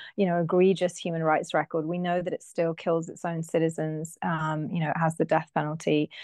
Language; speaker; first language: English; native; English